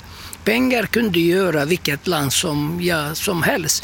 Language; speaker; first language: Swedish; non-native, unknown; Turkish